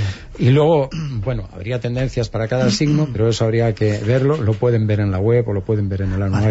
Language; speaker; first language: Spanish; native; Spanish